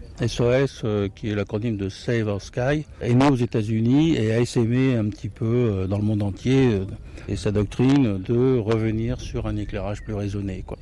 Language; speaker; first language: French; native; French